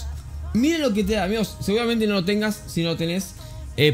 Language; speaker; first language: Spanish; native; Spanish